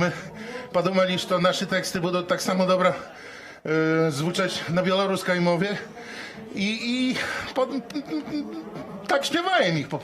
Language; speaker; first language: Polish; non-native, learner; Belarusian